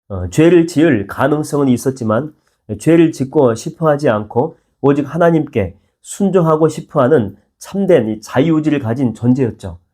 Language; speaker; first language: Korean; native; Korean